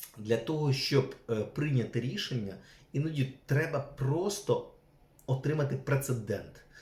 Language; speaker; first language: Ukrainian; non-native, local second language; Russian